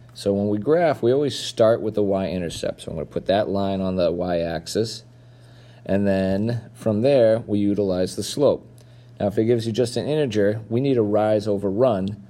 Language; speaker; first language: English; native; English